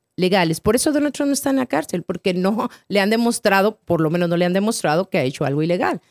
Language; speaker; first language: Spanish; native; Spanish